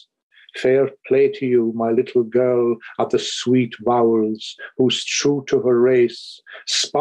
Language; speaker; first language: English; native; English